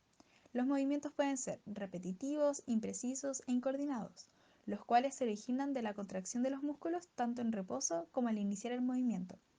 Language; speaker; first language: Spanish; native; Spanish